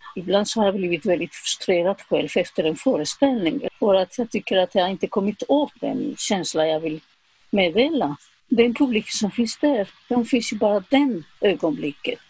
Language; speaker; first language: Swedish; non-native, fluent; Spanish